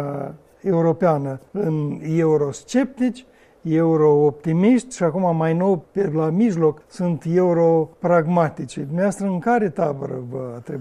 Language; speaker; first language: Romanian; native; Romanian